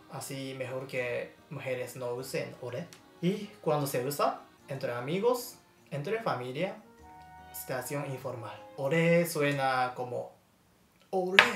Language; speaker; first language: Spanish; non-native, learner; Japanese